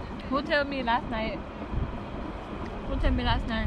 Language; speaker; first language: English; non-native, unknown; Thai